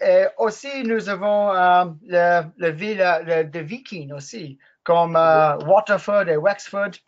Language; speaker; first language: French; non-native, learner; English